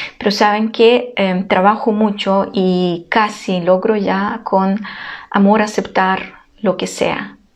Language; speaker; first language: Spanish; non-native, fluent; Ukrainian